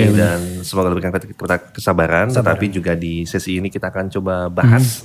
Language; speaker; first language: Indonesian; native; Indonesian